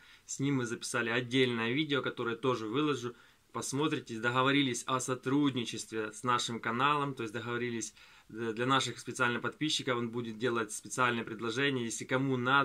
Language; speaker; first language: Russian; native; Russian